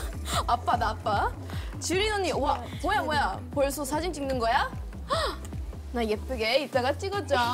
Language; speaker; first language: Korean; non-native, fluent; Japanese